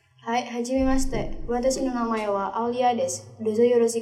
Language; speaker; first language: Japanese; non-native, learner; Indonesian